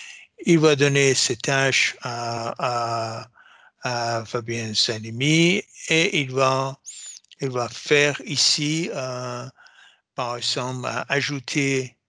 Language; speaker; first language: French; non-native, fluent; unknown